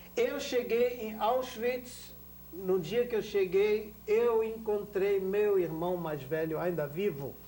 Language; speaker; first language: Portuguese; non-native, fluent; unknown